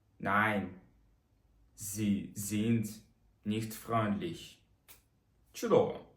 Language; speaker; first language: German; non-native, fluent; Ukrainian